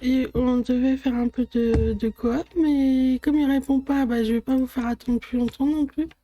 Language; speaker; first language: French; native; French